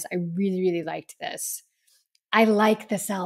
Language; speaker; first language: English; native; English